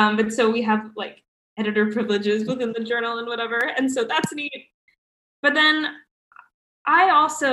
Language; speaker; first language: English; native; English